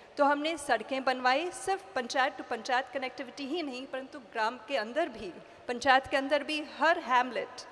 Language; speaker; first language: Hindi; native; Hindi